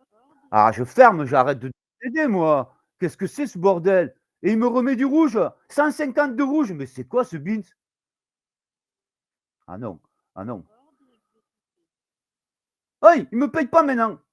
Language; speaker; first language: French; native; French